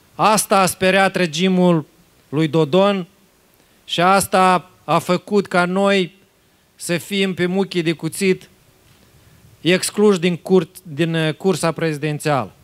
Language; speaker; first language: Romanian; native; Romanian